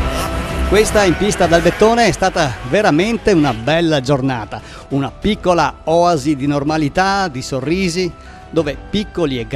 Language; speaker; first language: Italian; native; Italian